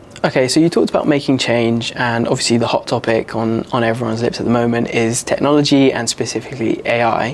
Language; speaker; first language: English; native; English